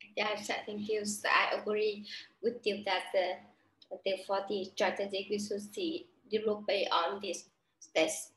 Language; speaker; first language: English; non-native, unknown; Vietnamese